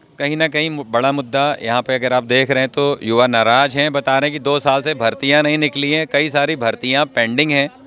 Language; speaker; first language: Hindi; native; Hindi